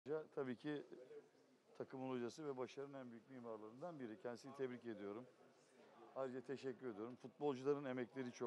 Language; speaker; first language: Turkish; native; Turkish